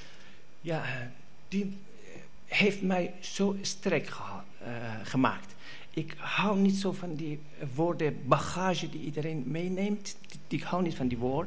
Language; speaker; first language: Dutch; non-native, fluent; Persian